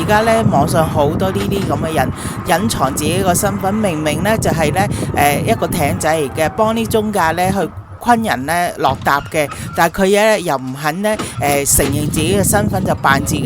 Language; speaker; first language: Cantonese; native; Cantonese